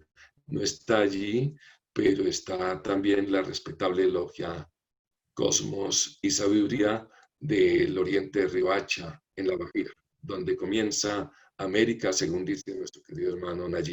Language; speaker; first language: Spanish; native; Spanish